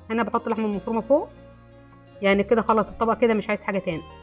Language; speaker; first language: Arabic; native; Arabic